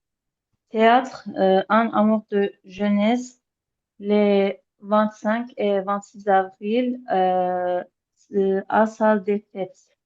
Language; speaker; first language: French; non-native, learner; Azerbaijani